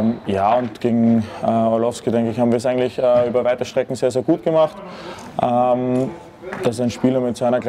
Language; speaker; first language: German; native; German